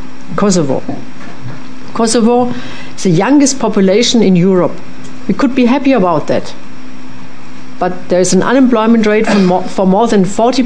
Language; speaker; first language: English; non-native, fluent; French